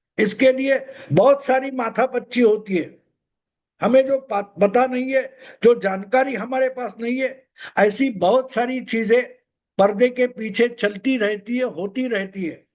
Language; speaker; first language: Hindi; non-native, local second language; Marathi